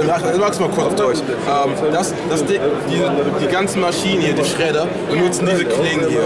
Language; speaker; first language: German; native; German